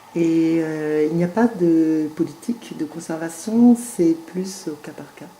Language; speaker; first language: French; native; French